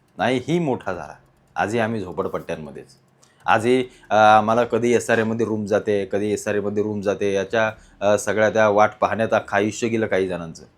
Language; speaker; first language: Marathi; native; Marathi